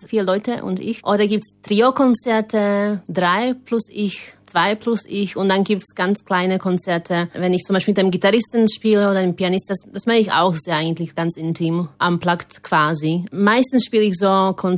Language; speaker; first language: German; non-native, fluent; Slovak